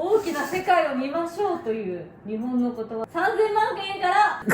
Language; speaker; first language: Japanese; native; Japanese